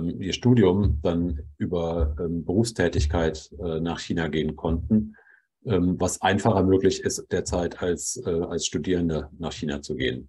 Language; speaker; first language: German; native; German